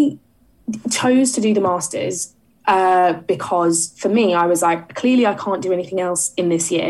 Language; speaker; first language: English; native; English